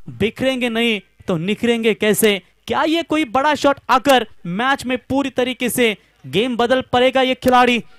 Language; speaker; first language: Hindi; non-native, local second language; Marathi